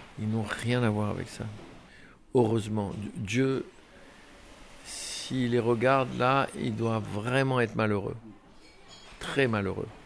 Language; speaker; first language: French; early bilingual, other home language; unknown